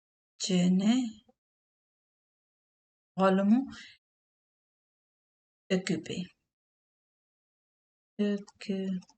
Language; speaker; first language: French; non-native, learner; Urdu